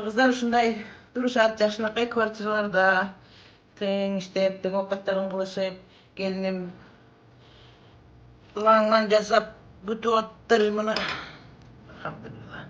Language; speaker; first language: Kyrgyz; native; Kyrgyz